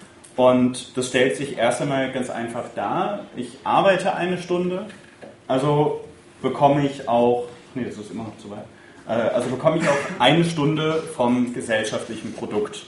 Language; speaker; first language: German; native; German